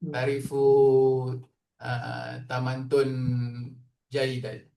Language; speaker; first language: Arabic; non-native, learner; Malay